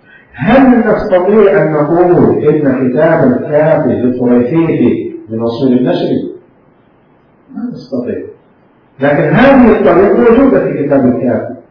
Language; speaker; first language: Arabic; native; Arabic